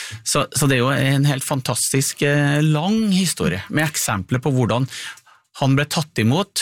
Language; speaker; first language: Norwegian; native; Norwegian